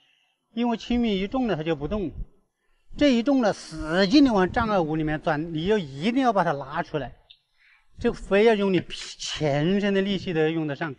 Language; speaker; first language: Chinese; native; Chinese